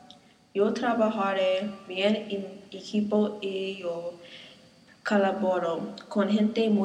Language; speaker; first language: Spanish; non-native, learner; English